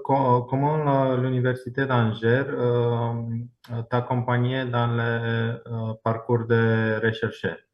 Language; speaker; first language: French; non-native, fluent; Romanian